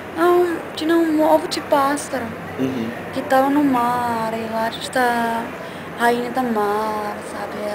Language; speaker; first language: Portuguese; non-native, learner; Finnish